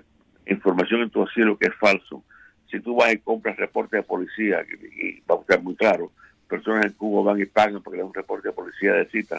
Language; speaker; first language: Spanish; native; Spanish